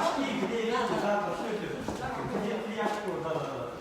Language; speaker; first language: Russian; non-native, local second language; Kazakh